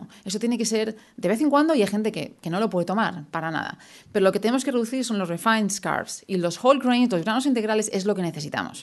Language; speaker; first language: Spanish; native; Spanish